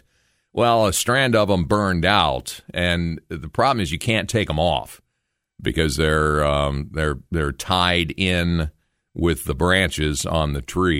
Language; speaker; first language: English; native; English